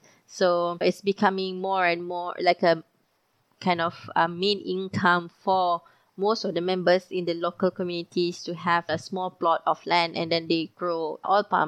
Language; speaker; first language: English; non-native, local second language; Malay